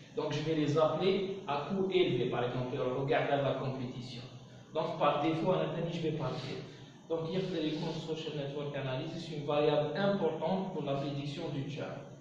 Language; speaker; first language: French; non-native, local second language; Arabic